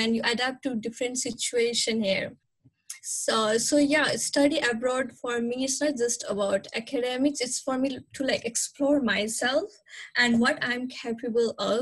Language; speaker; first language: English; non-native, local second language; Nepali